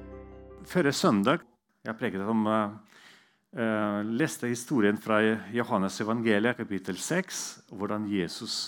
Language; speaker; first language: Norwegian; non-native, fluent; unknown